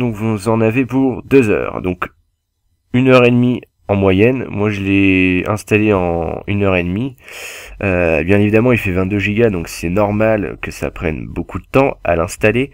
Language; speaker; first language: French; native; French